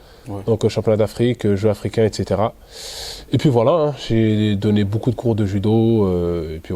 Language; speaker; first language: French; native; French